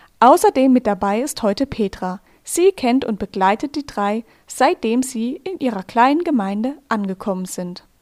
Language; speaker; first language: German; native; German